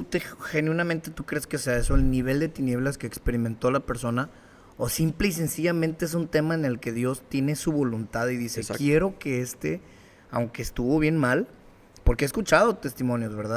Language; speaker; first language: Spanish; native; Spanish